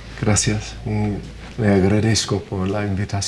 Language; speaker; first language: Spanish; non-native, fluent; English